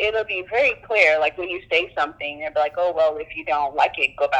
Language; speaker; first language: English; non-native, local second language; Yoruba